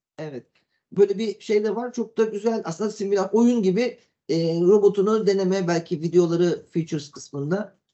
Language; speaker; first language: Turkish; native; Turkish